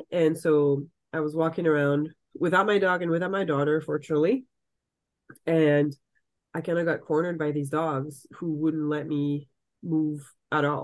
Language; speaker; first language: English; non-native, fluent; French